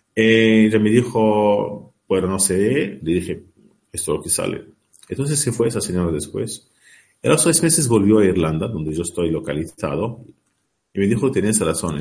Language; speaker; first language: Spanish; non-native, learner; Arabic